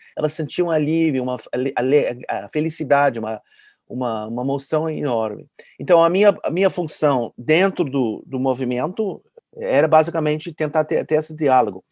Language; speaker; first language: Portuguese; non-native, fluent; English